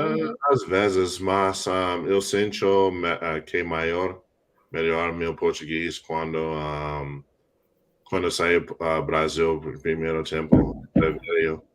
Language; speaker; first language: Portuguese; non-native, learner; English